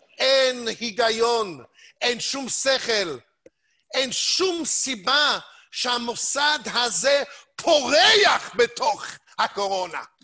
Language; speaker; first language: Hebrew; non-native, fluent; English